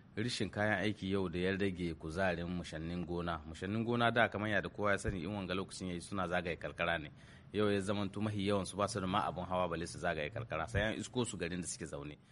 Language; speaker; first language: Hausa; native; Hausa